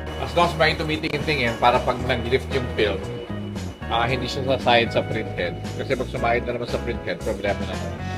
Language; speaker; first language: Filipino; native; Filipino